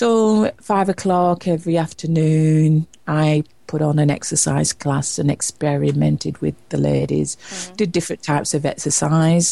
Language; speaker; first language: English; native; English